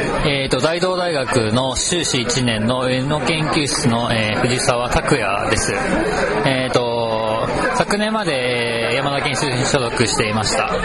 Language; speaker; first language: Japanese; native; Japanese